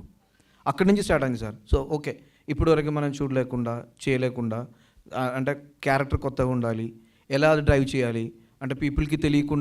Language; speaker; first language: Telugu; non-native, local second language; Malayalam